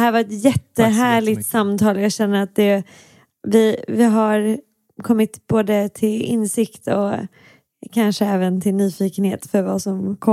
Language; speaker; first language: Swedish; native; Swedish